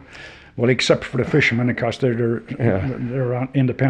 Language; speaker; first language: English; native; English